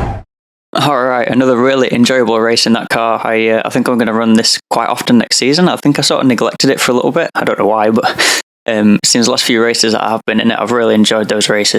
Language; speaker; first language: English; native; English